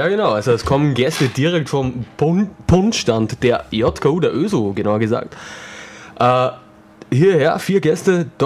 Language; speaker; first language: German; native; German